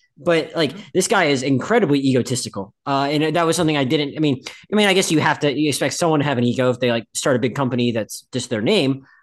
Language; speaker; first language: English; native; English